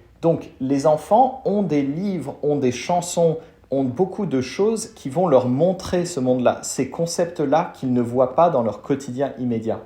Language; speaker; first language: French; native; French